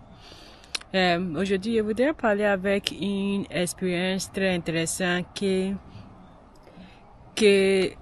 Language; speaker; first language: French; non-native, learner; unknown